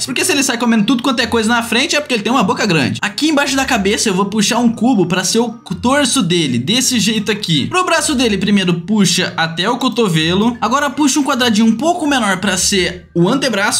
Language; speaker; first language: Portuguese; native; Portuguese